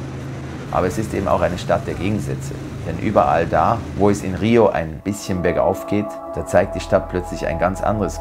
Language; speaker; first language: German; native; German